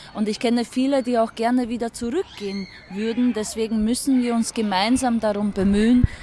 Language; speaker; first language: German; early bilingual, other home language; Polish